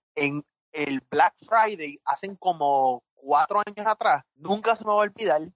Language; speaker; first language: Spanish; native; Spanish